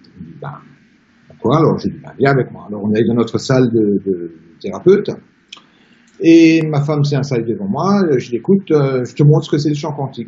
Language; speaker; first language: French; native; French